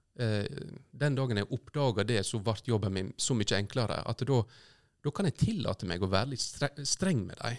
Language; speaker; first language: Norwegian; native; Norwegian